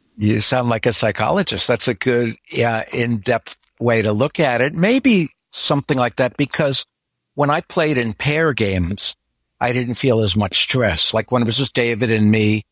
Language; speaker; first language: English; native; English